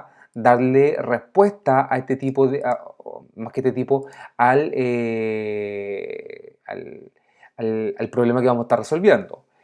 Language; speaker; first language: Spanish; native; Spanish